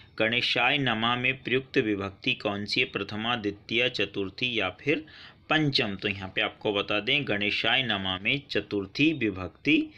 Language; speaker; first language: Hindi; native; Hindi